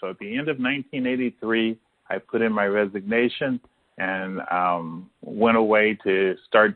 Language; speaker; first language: English; native; English